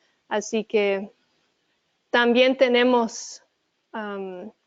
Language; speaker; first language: Spanish; early bilingual, heritage; Spanish